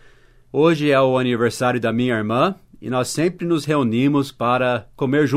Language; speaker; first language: Portuguese; non-native, fluent; English